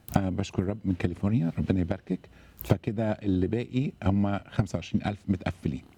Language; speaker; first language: Arabic; native; Arabic